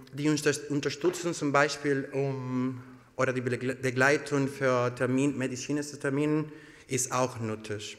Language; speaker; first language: German; non-native, learner; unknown